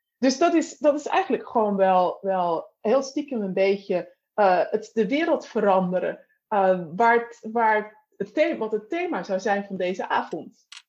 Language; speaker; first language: Dutch; native; Dutch